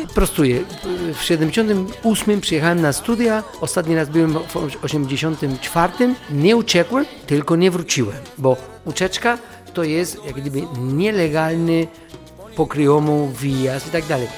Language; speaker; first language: Polish; non-native, fluent; Spanish